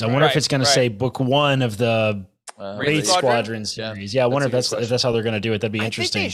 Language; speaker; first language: English; native; English